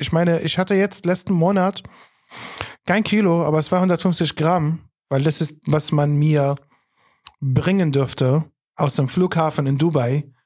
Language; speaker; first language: German; non-native, fluent; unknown